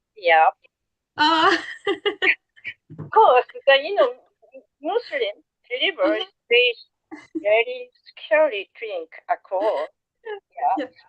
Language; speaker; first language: English; non-native, learner; Korean